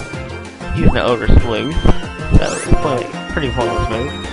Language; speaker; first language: English; native; English